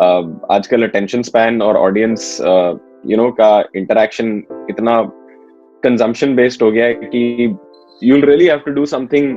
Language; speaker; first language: Hindi; native; Hindi